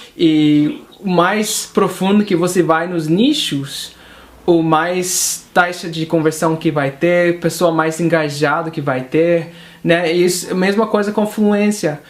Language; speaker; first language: Portuguese; non-native, fluent; English